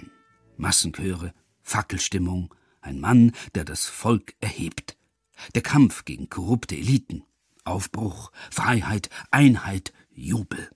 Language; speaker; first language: German; native; German